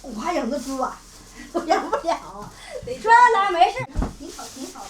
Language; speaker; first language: Chinese; native; Chinese